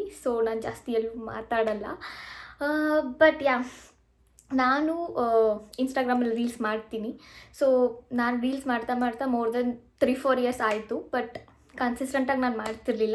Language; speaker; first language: Kannada; native; Kannada